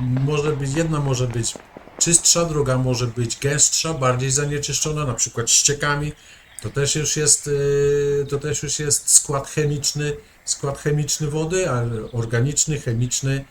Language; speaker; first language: Polish; native; Polish